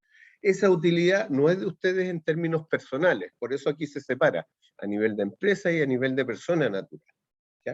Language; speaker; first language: Spanish; native; Spanish